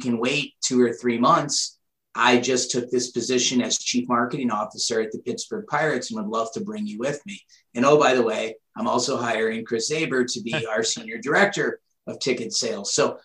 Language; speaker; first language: English; native; English